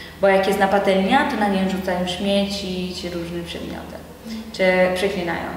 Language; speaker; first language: Polish; non-native, learner; Persian